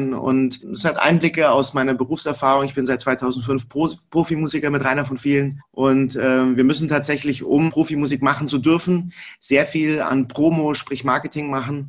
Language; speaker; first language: German; native; German